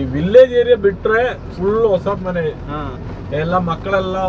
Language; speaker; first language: Kannada; non-native, fluent; Malayalam